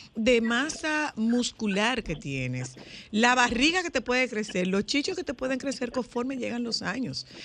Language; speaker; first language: Spanish; native; Spanish